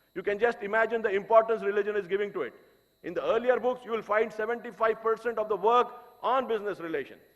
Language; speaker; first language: English; non-native, local second language; Urdu